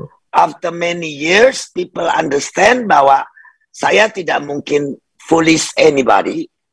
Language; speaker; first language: English; non-native, fluent; Indonesian